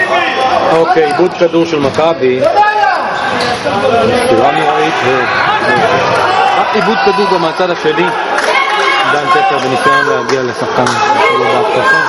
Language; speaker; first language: Hebrew; native; Hebrew